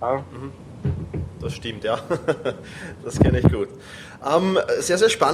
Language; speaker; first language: German; native; German